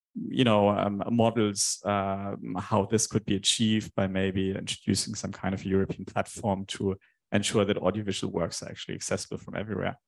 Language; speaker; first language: English; non-native, fluent; German